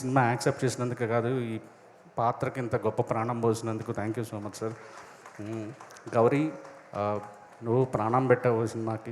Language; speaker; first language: Telugu; native; Telugu